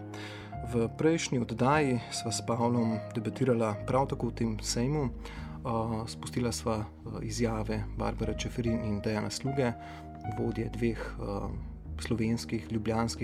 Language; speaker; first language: Slovenian; native; Slovenian